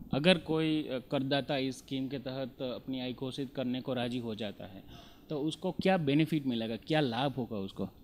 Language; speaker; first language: Hindi; non-native, local second language; Gujarati